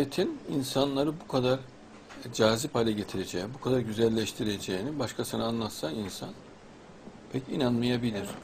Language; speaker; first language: Turkish; native; Turkish